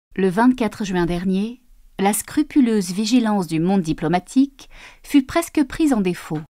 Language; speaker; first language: French; native; French